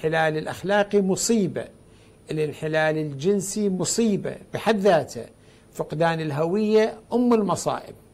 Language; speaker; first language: Arabic; native; Arabic